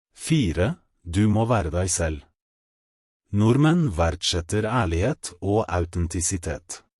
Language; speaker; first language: Norwegian; non-native, fluent; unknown